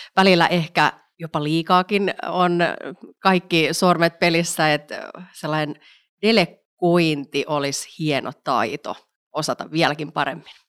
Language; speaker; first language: Finnish; native; Finnish